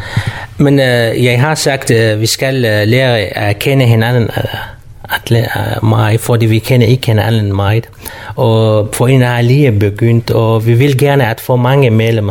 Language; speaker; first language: Danish; non-native, fluent; Kurdish